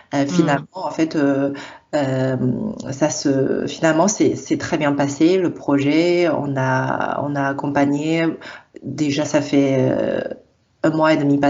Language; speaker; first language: French; non-native, fluent; Chinese